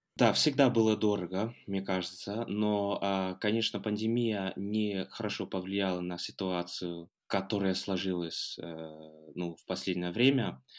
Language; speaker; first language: Russian; non-native, fluent; English